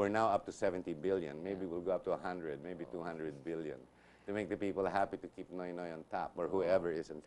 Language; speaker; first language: English; non-native, local second language; Filipino